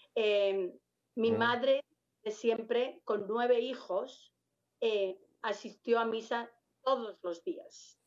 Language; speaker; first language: Spanish; native; Spanish